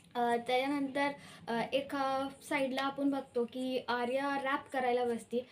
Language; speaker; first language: Marathi; early bilingual, heritage; Marathi